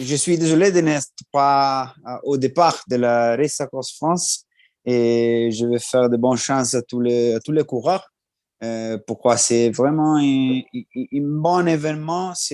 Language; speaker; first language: French; non-native, learner; Italian